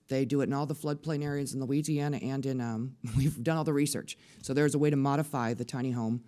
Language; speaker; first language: English; native; English